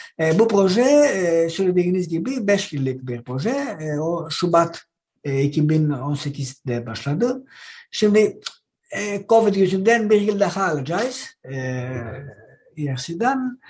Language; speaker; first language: Turkish; non-native, fluent; Greek